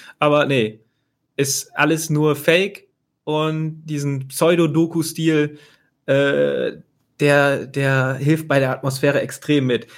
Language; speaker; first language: German; native; German